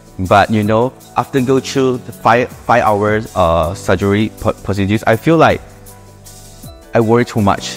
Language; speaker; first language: English; non-native, local second language; Chinese